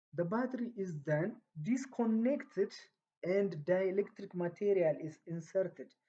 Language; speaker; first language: English; non-native, local second language; Amharic